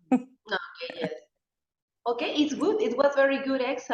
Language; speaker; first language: English; non-native, fluent; Spanish